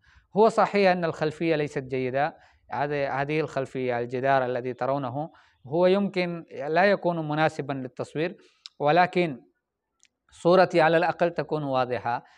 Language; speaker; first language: Arabic; non-native, fluent; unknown